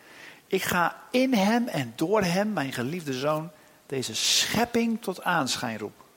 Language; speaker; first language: Dutch; native; Dutch